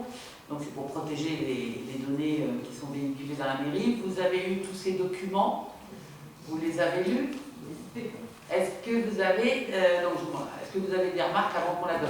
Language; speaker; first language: French; native; French